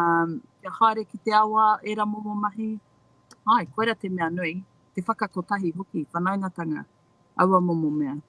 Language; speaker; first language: Māori; non-native, local second language; English